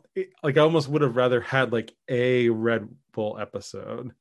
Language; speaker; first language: English; native; English